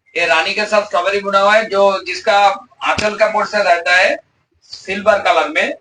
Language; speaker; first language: Hindi; non-native, local second language; Bangla